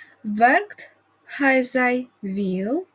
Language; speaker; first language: Dutch; non-native, fluent; Russian